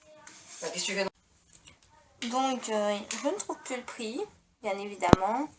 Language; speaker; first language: French; native; French